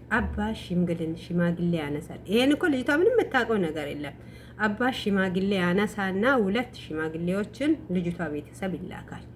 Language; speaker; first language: Amharic; non-native, local second language; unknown